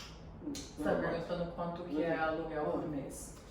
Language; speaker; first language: Portuguese; early bilingual, heritage; Portuguese